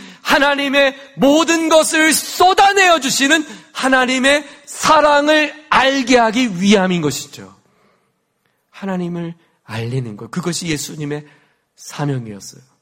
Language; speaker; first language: Korean; native; Korean